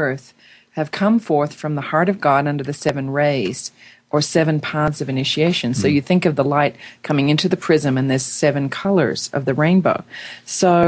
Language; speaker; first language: English; native; English